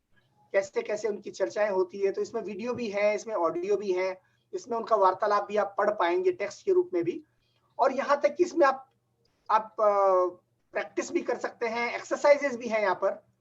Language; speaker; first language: Hindi; native; Hindi